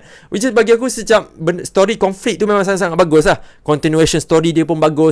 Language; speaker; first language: Malay; native; Malay